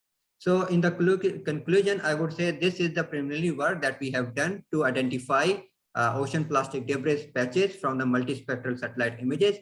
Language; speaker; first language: English; non-native, fluent; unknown